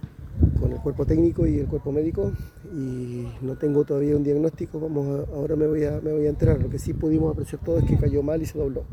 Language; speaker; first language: Spanish; native; Spanish